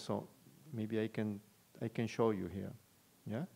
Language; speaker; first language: English; non-native, fluent; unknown